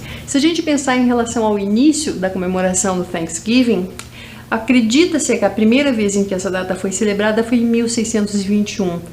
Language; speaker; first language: Portuguese; native; Portuguese